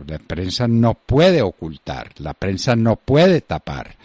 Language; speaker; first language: Spanish; native; Spanish